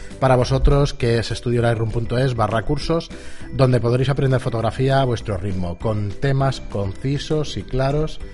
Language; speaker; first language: Spanish; native; Spanish